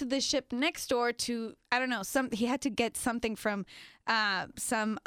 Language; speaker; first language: English; non-native, fluent; Spanish